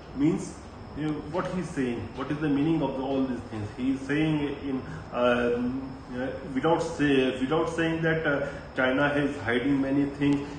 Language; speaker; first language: English; non-native, local second language; Hindi